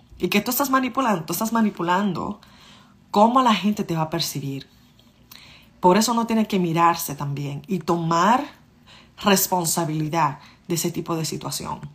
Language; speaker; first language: Spanish; native; Spanish